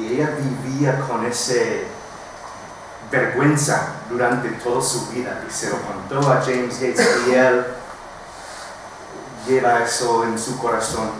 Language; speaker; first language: Spanish; non-native, fluent; English